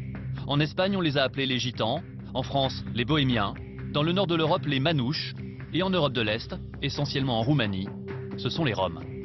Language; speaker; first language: French; native; French